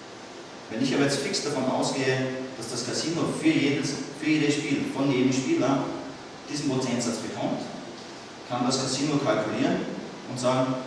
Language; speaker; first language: German; native; German